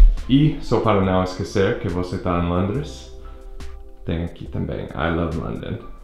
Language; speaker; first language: Portuguese; non-native, fluent; English